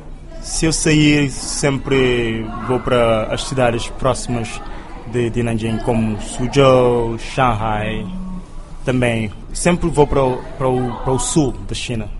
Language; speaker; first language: Portuguese; non-native, local second language; Kabuverdianu